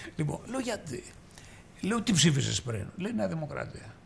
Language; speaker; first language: Greek; native; Greek